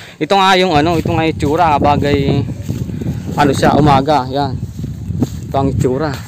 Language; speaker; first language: Filipino; native; Filipino